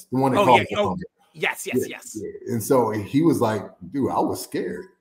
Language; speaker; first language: English; native; English